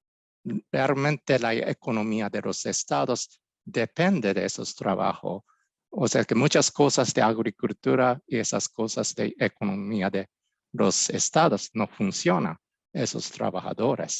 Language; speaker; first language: Spanish; non-native, fluent; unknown